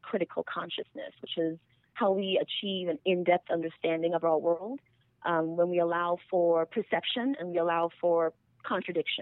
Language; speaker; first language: English; native; English